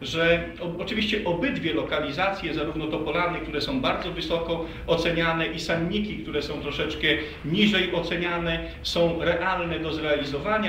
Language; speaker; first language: Polish; native; Polish